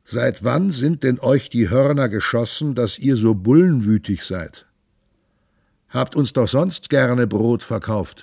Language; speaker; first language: German; native; German